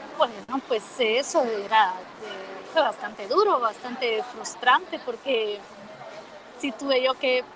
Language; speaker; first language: Spanish; native; Spanish